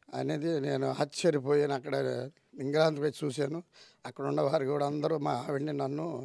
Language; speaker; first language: Telugu; native; Telugu